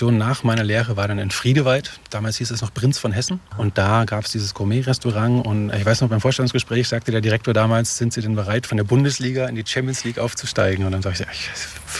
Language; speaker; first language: German; native; German